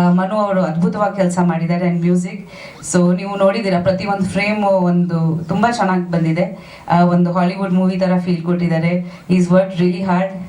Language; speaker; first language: Kannada; non-native, fluent; Bangla